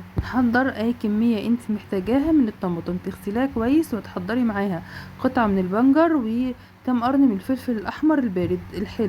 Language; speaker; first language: Arabic; native; Arabic